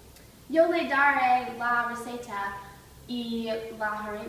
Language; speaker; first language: Spanish; non-native, learner; English